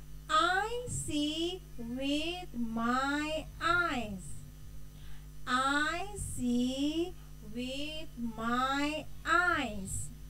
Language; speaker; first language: English; non-native, fluent; Indonesian